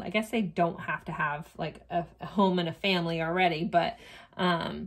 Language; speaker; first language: English; native; English